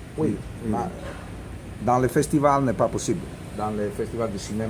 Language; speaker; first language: French; non-native, learner; Italian